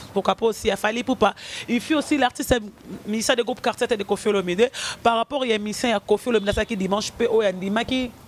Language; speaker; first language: French; non-native, local second language; Lingala